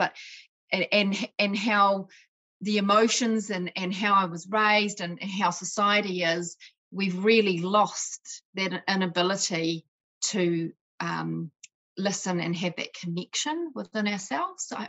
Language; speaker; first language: English; native; English